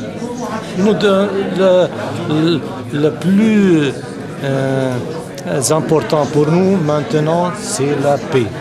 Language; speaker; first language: French; non-native, learner; Arabic